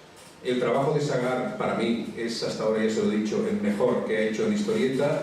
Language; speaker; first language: Spanish; native; Spanish